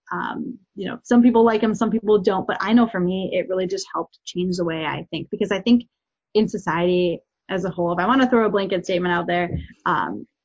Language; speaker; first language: English; native; English